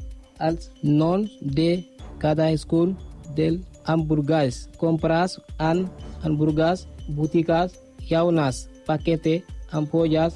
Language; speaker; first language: Catalan; non-native, learner; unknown